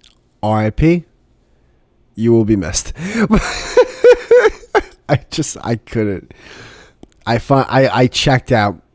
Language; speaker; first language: English; native; English